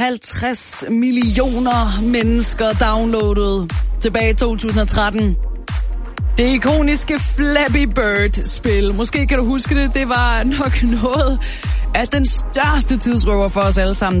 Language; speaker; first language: Danish; native; Danish